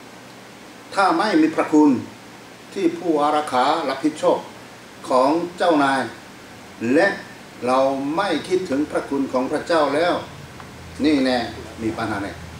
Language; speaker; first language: Thai; non-native, fluent; Korean